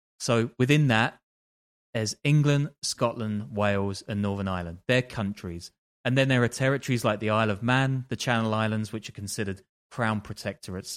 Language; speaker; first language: English; native; English